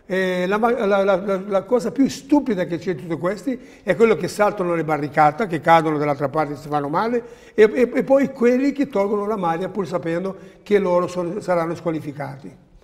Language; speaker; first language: Italian; non-native, fluent; Portuguese